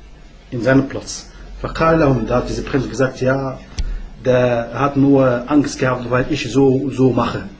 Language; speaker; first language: German; non-native, learner; Arabic